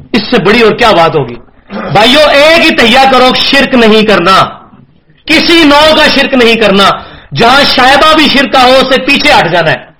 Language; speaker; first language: Urdu; non-native, local second language; Punjabi